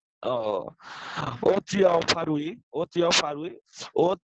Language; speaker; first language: Chinese; non-native, learner; Bangla